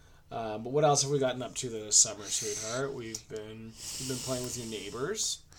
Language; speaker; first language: English; native; English